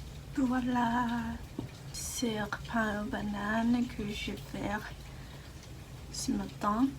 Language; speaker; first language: French; non-native, learner; Japanese